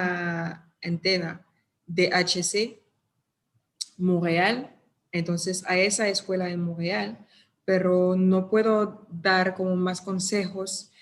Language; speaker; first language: Spanish; non-native, fluent; French